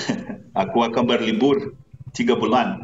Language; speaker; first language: Indonesian; non-native, learner; Portuguese